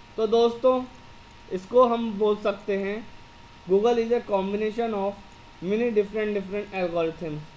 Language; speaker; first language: Hindi; native; Hindi